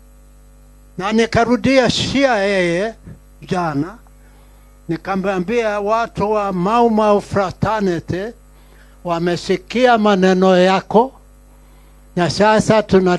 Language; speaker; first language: Swahili; non-native, local second language; Kikuyu